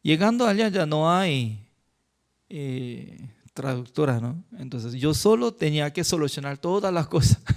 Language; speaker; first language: Spanish; non-native, learner; Korean